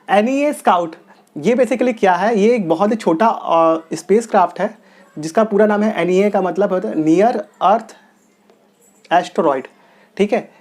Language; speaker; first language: Hindi; non-native, local second language; Telugu